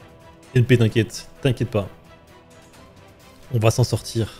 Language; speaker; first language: French; native; French